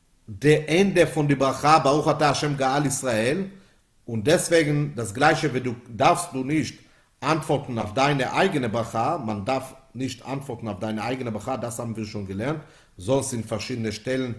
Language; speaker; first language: German; non-native, fluent; Yiddish